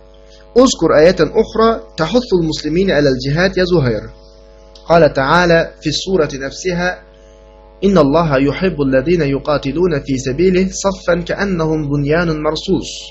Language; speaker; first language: Arabic; non-native, fluent; Uyghur